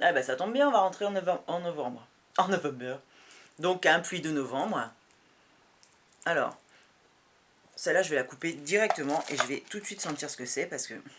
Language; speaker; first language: French; native; French